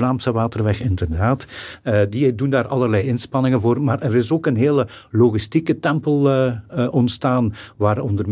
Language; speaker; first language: Dutch; native; Dutch